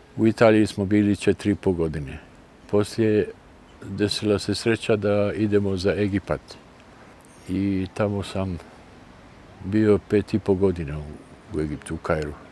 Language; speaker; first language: Bosnian; early bilingual, heritage; Bosnian